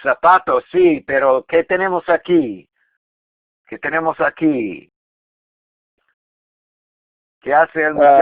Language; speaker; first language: Spanish; non-native, fluent; English